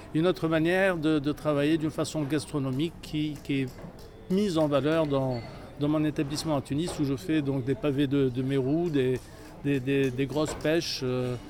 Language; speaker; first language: French; non-native, local second language; Arabic